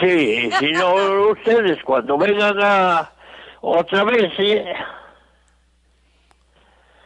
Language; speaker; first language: Spanish; non-native, local second language; Galician